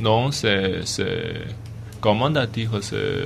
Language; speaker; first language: French; non-native, learner; Chinese